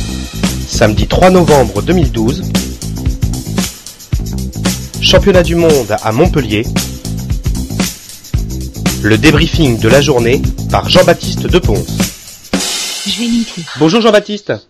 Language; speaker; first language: French; native; French